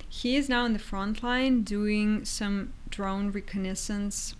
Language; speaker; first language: English; non-native, fluent; Ukrainian